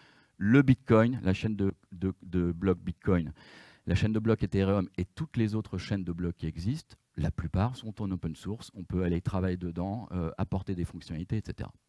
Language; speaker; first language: French; native; French